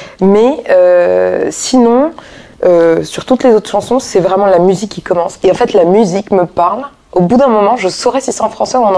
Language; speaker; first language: French; native; French